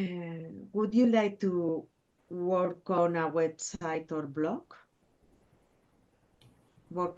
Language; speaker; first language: English; non-native, fluent; Spanish